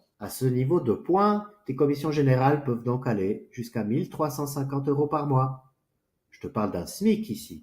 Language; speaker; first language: French; native; French